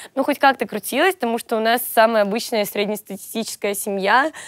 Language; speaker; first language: Russian; native; Russian